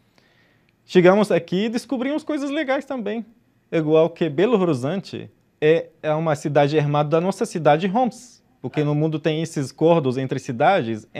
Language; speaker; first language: Portuguese; non-native, fluent; Arabic